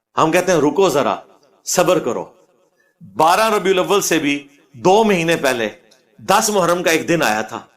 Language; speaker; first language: Urdu; non-native, local second language; Punjabi